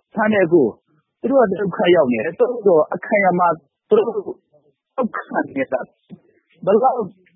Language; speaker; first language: Burmese; non-native, local second language; Hakha Chin